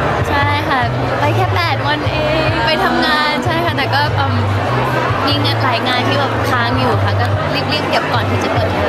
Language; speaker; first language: Thai; native; Thai